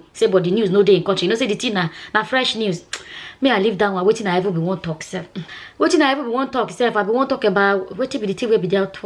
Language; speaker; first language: Nigerian Pidgin; non-native, local second language; Igbo